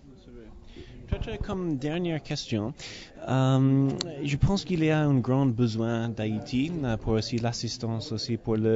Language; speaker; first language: French; non-native, learner; English